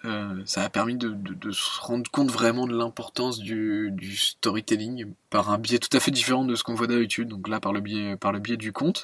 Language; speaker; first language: French; native; French